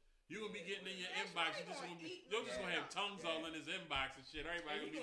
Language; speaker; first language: English; native; English